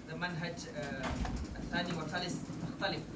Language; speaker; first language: Arabic; non-native, fluent; Malay